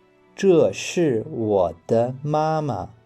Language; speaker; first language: Chinese; non-native, fluent; English